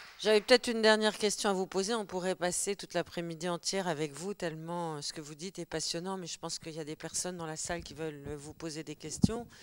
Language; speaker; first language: French; native; French